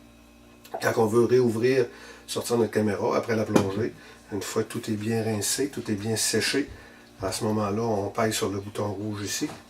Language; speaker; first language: French; native; French